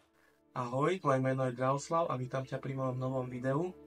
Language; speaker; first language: Slovak; native; Slovak